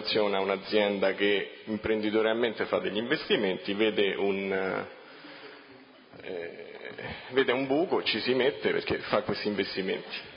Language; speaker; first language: Italian; native; Italian